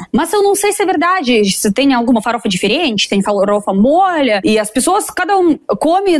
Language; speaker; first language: Portuguese; non-native, fluent; Russian